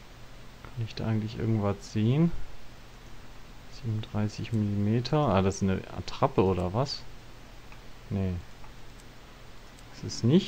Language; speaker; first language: German; native; German